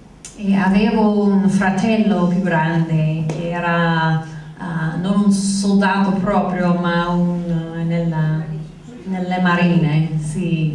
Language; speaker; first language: Italian; non-native, fluent; English